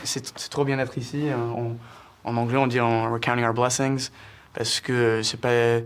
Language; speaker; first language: French; early bilingual, heritage; English